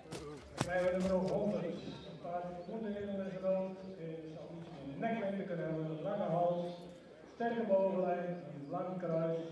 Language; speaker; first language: Dutch; native; Dutch